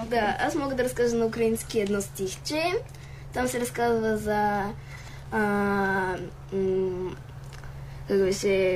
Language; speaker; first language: Bulgarian; early bilingual, other home language; Ukrainian